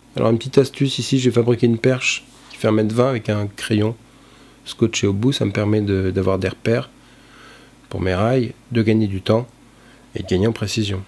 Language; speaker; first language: French; native; French